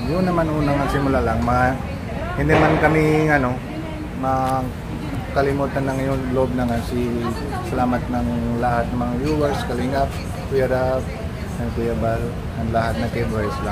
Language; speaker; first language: Filipino; non-native, learner; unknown